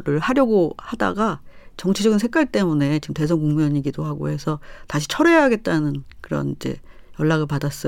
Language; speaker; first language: Korean; native; Korean